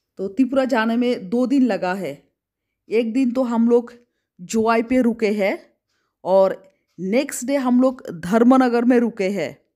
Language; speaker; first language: Hindi; non-native, local second language; Bangla